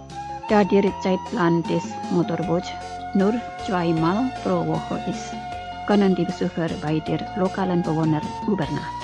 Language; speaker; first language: German; non-native, fluent; Indonesian